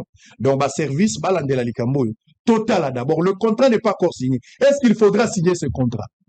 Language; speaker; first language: French; non-native, local second language; Lingala